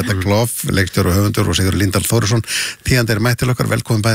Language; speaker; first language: Icelandic; native; Icelandic